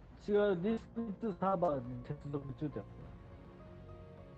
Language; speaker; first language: Japanese; native; Japanese